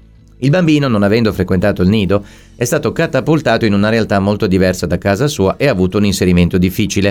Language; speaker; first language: Italian; native; Italian